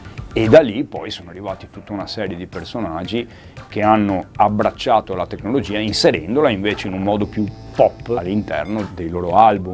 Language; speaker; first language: Italian; native; Italian